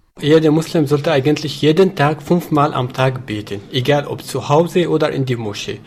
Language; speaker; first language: German; non-native, fluent; Arabic